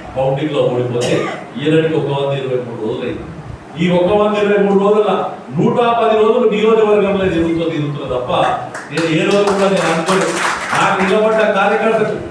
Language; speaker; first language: Telugu; non-native, local second language; Lambadi